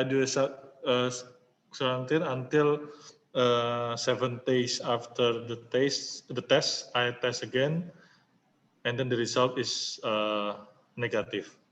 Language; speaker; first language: English; non-native, learner; Indonesian